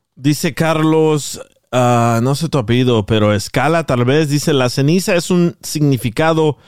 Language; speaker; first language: Spanish; native; Spanish